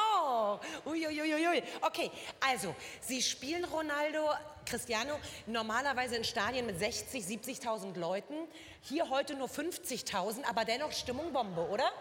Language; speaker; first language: German; native; German